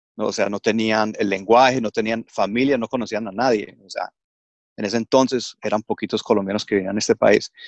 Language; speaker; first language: Spanish; early bilingual, heritage; English